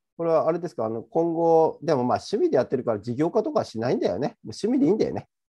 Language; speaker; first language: Japanese; native; Japanese